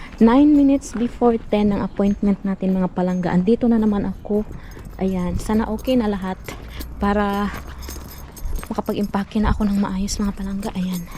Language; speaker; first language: Filipino; non-native, local second language; Cebuano